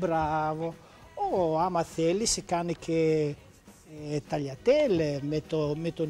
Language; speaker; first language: Greek; non-native, learner; Italian